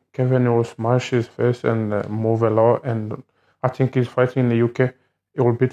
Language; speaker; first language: English; non-native, learner; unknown